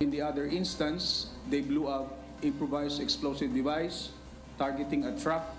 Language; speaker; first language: English; non-native, local second language; Filipino